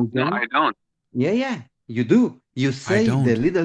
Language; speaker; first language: English; non-native, learner; Hebrew